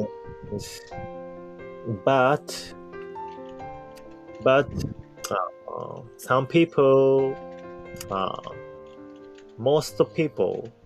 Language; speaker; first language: English; non-native, learner; Japanese